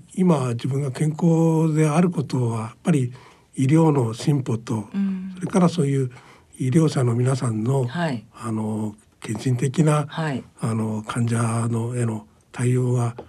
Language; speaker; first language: Japanese; native; Japanese